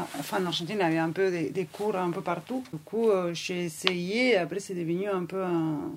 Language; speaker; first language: French; non-native, fluent; Spanish